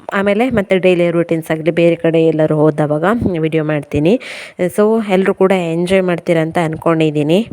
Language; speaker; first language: Kannada; native; Kannada